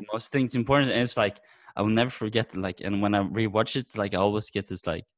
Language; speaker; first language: English; non-native, fluent; Norwegian